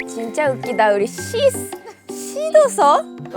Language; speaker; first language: Korean; non-native, fluent; Japanese